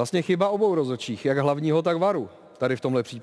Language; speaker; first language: Czech; native; Czech